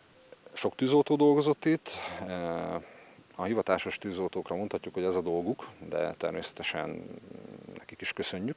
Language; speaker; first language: Hungarian; native; Hungarian